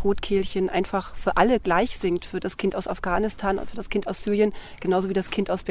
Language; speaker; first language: German; native; German